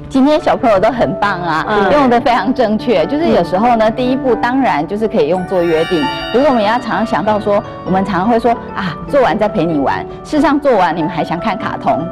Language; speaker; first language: Chinese; native; Chinese